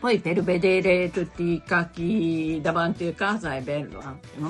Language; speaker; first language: Italian; non-native, learner; Japanese